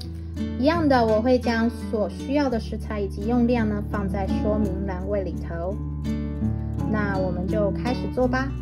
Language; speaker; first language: Chinese; native; Chinese